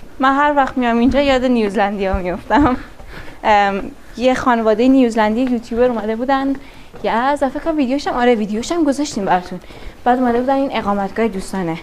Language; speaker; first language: Persian; native; Persian